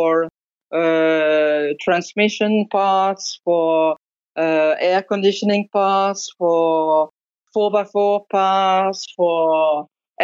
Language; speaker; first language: English; non-native, fluent; French